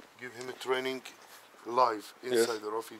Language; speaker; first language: English; non-native, learner; Arabic